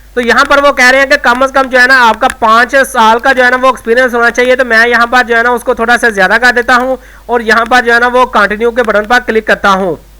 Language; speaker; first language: Urdu; non-native, local second language; Punjabi